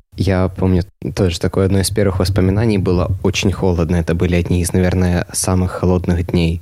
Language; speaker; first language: Russian; native; Russian